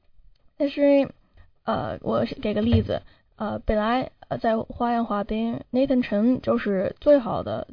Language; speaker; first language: Chinese; early bilingual, heritage; Chinese